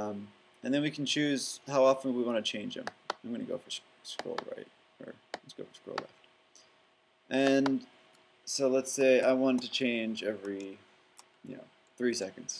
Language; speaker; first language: English; native; English